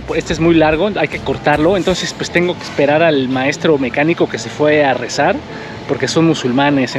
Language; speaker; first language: Spanish; native; Spanish